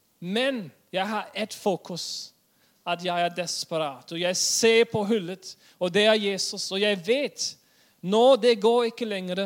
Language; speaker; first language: Norwegian; non-native, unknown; German